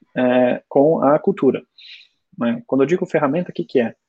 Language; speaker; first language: Portuguese; early bilingual, other home language; German